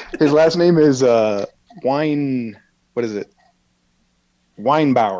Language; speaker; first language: English; native; English